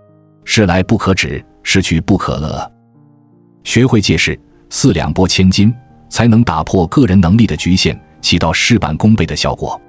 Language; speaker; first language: Chinese; native; Chinese